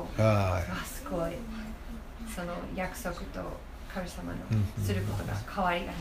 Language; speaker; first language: Japanese; non-native, fluent; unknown